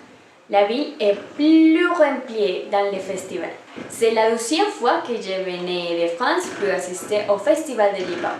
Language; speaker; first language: French; non-native, learner; Spanish